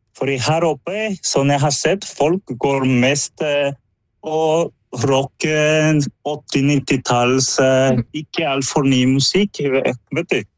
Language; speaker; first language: Norwegian; non-native, fluent; Spanish